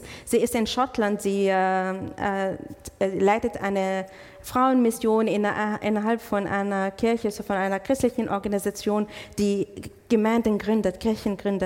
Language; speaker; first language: German; non-native, fluent; English